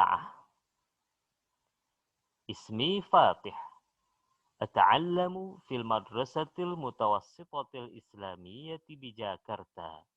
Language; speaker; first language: Arabic; non-native, fluent; Indonesian